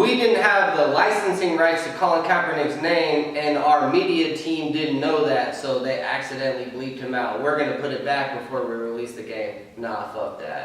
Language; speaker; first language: English; native; English